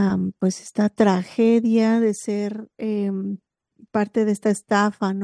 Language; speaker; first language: Spanish; native; Spanish